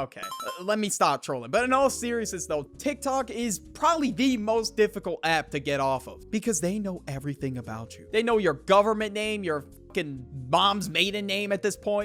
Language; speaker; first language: English; native; English